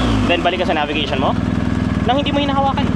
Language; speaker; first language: Filipino; native; Filipino